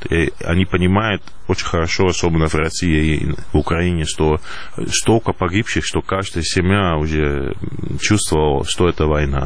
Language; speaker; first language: Russian; non-native, fluent; Dutch